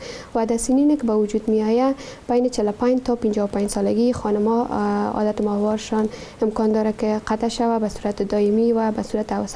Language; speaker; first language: Persian; native; Persian